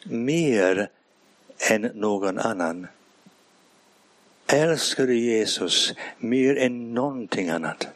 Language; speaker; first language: Swedish; non-native, fluent; English